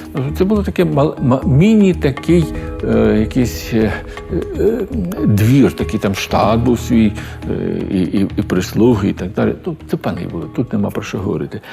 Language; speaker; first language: Ukrainian; native; Ukrainian